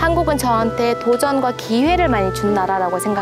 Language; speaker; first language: Korean; non-native, fluent; Mongolian